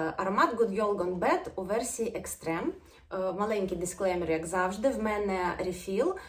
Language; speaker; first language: Ukrainian; non-native, local second language; Russian